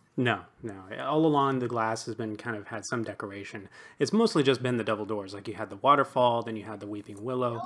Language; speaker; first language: English; native; English